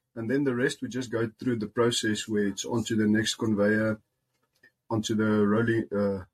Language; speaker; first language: English; non-native, local second language; Afrikaans